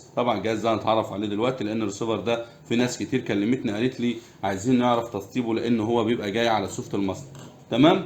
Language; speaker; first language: Arabic; native; Arabic